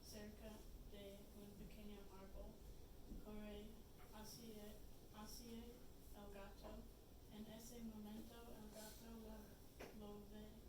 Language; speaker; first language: Spanish; non-native, learner; English